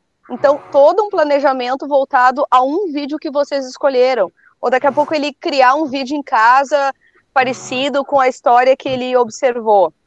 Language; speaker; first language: Portuguese; native; Portuguese